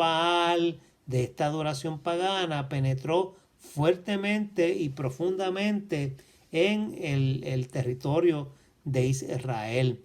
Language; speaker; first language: Spanish; native; Spanish